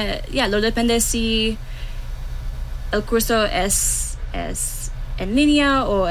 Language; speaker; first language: Spanish; non-native, learner; English